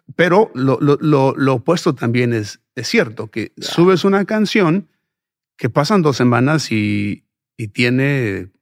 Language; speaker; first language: Spanish; native; Spanish